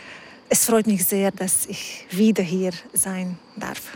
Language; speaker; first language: German; non-native, fluent; Hungarian